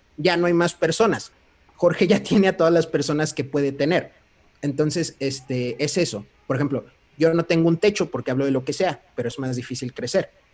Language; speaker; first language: Spanish; early bilingual, heritage; Spanish